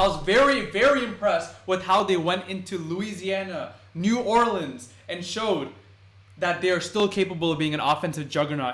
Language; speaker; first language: English; native; English